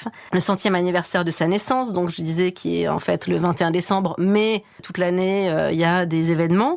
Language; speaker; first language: French; native; French